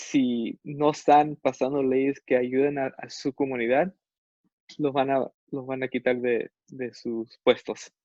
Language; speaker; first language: Spanish; non-native, fluent; English